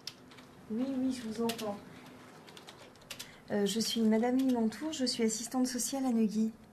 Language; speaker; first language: French; native; French